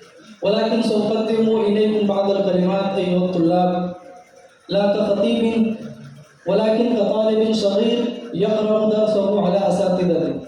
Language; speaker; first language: Arabic; non-native, fluent; Urdu